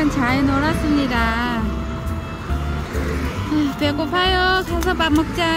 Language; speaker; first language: Korean; non-native, learner; Vietnamese